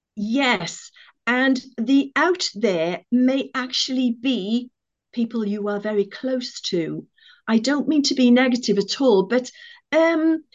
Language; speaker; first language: English; native; English